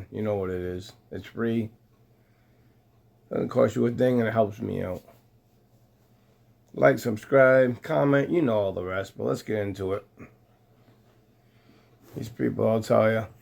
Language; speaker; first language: English; native; English